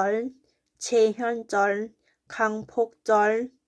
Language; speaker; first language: Korean; non-native, learner; Thai